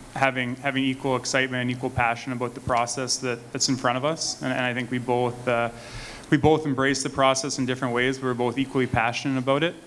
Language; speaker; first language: English; native; English